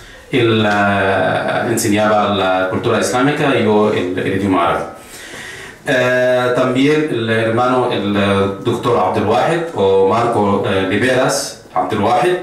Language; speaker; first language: Spanish; non-native, fluent; Arabic